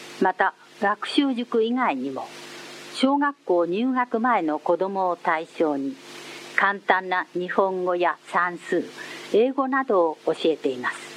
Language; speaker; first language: Japanese; native; Japanese